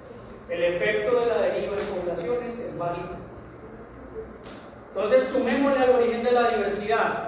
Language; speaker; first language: Spanish; native; Spanish